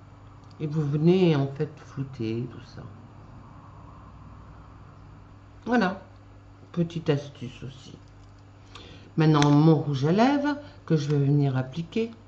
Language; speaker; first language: French; native; French